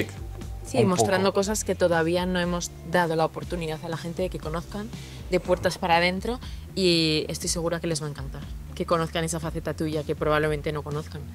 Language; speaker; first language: Spanish; native; Spanish